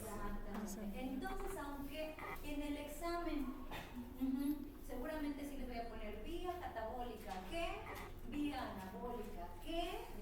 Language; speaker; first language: Spanish; native; Spanish